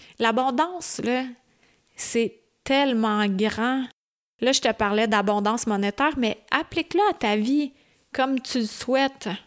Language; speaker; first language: French; native; French